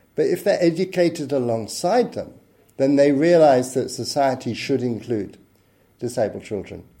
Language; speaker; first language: English; native; English